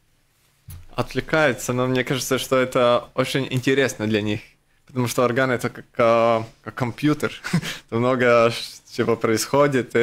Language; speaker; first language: Russian; non-native, local second language; Latvian